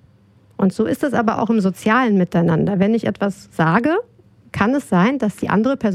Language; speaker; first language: German; native; German